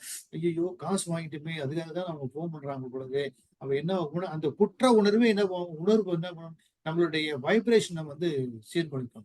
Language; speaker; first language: Tamil; native; Tamil